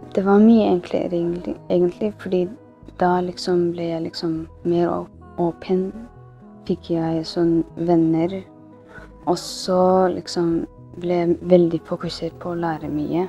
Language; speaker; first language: Norwegian; non-native, learner; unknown